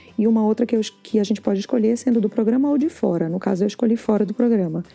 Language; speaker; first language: Portuguese; native; Portuguese